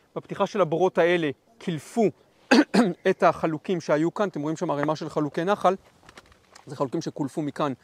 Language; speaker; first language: Hebrew; native; Hebrew